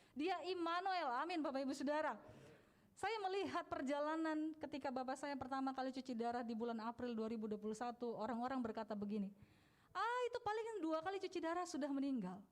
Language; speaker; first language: Indonesian; non-native, local second language; Batak Toba